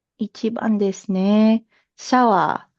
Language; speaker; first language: Japanese; non-native, fluent; Filipino